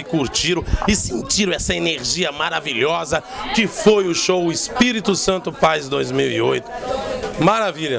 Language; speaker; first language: Portuguese; native; Portuguese